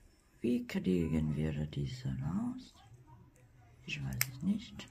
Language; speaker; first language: German; non-native, fluent; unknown